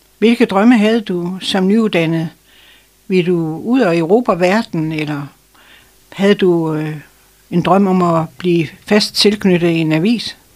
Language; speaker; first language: Danish; native; Danish